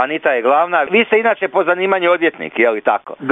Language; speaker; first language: Croatian; native; Croatian